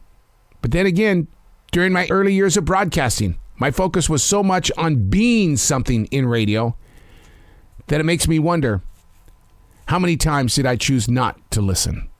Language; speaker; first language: English; native; English